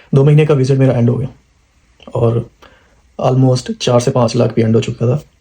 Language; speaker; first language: Urdu; non-native, local second language; Punjabi